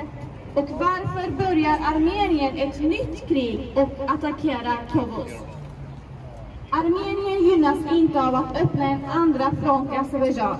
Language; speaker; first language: Swedish; non-native, fluent; Azerbaijani